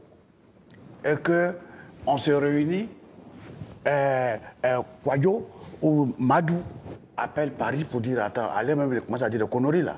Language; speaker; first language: French; non-native, local second language; Dyula